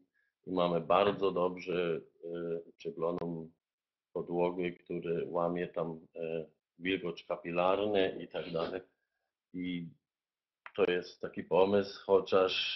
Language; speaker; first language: Polish; non-native, fluent; German